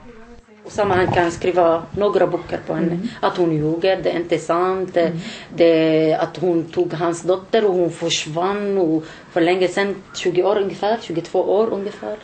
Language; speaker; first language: Swedish; non-native, learner; Arabic